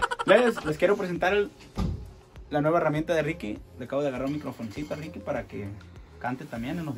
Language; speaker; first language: Spanish; native; Spanish